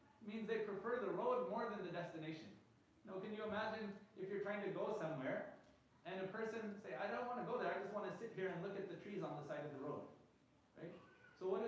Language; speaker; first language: English; native; English